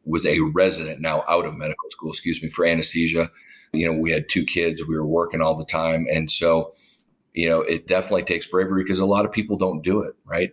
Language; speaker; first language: English; native; English